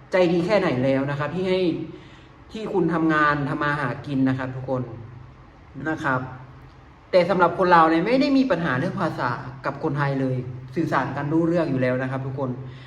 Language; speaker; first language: Thai; native; Thai